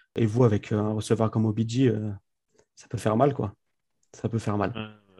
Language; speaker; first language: French; native; French